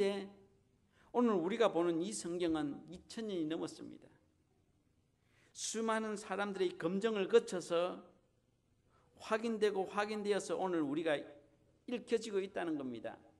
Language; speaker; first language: Korean; native; Korean